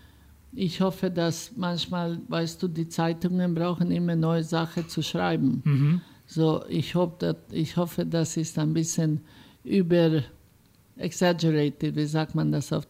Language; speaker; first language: German; non-native, fluent; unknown